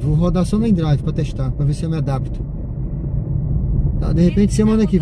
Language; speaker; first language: Portuguese; native; Portuguese